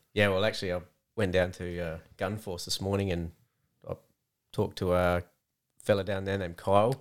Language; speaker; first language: English; native; English